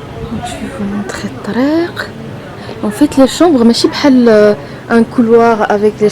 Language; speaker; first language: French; non-native, local second language; Arabic